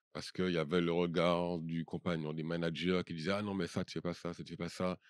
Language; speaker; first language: French; native; French